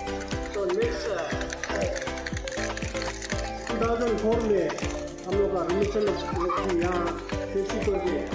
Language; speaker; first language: Hindi; non-native, local second language; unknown